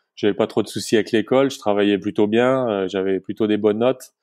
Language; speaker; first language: French; native; French